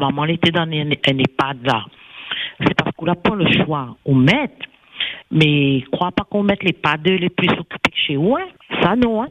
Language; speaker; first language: French; non-native, local second language; Réunion Creole French